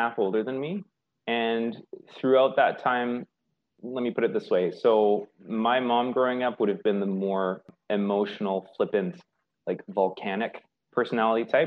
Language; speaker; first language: English; native; English